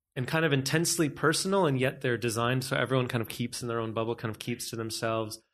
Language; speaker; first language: English; native; English